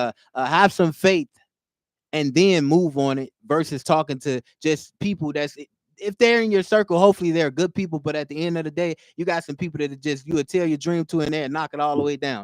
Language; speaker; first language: English; native; English